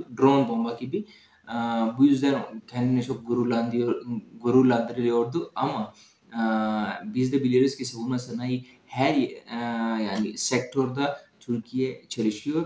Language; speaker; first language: Turkish; non-native, fluent; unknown